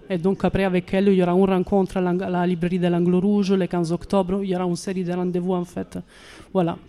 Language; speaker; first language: French; non-native, fluent; Italian